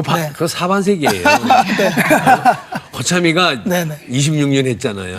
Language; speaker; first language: Korean; native; Korean